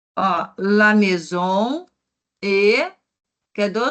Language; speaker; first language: French; non-native, fluent; Portuguese